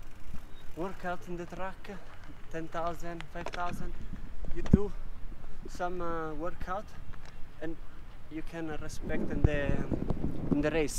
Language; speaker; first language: English; non-native, learner; Italian